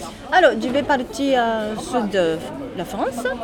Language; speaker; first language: French; non-native, learner; Japanese